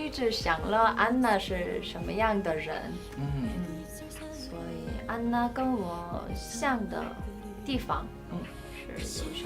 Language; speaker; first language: Chinese; non-native, learner; Korean